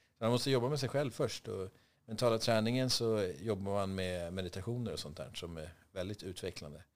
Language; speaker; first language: Swedish; native; Swedish